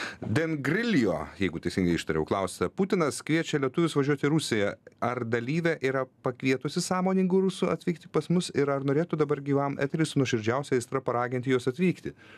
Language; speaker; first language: Lithuanian; native; Lithuanian